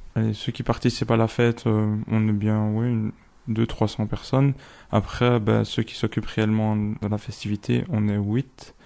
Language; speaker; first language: French; native; French